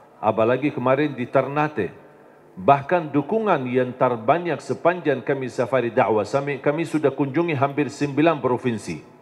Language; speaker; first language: Indonesian; non-native, fluent; Arabic